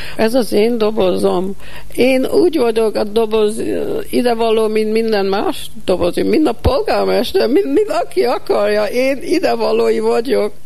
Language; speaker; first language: Hungarian; early bilingual, heritage; Hungarian